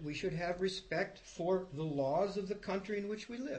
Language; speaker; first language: English; native; English